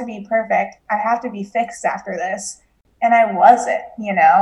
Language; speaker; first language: English; native; English